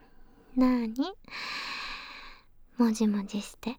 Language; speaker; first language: Japanese; native; Japanese